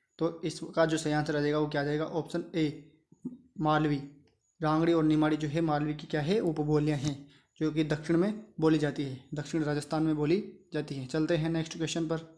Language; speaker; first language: Hindi; native; Hindi